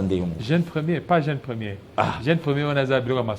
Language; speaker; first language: French; non-native, local second language; Lingala